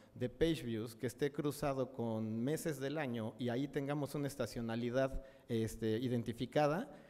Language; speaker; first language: Spanish; native; Spanish